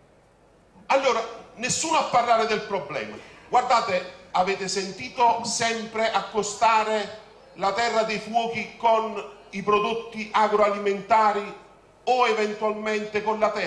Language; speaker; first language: Italian; native; Italian